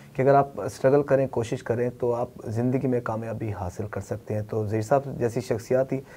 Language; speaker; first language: Urdu; native; Urdu